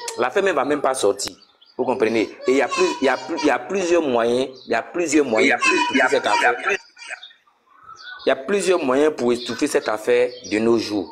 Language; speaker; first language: French; non-native, local second language; Dyula